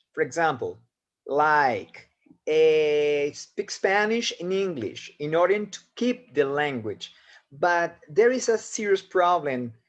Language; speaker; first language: English; non-native, fluent; Spanish